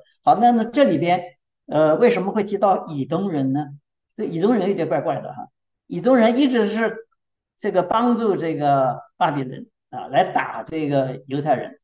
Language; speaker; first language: Chinese; native; Chinese